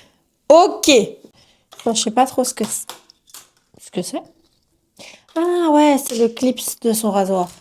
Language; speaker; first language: French; native; French